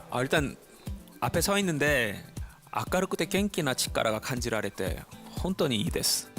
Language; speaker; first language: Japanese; non-native, learner; Korean